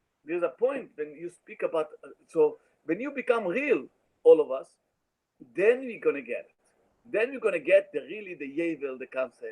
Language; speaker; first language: English; non-native, learner; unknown